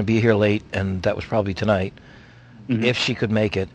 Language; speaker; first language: English; native; English